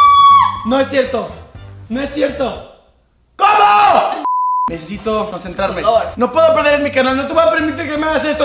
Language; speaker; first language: Spanish; native; Spanish